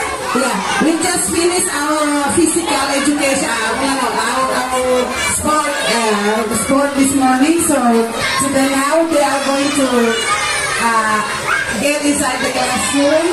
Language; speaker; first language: English; non-native, learner; Indonesian